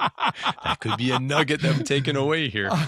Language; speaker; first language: English; native; English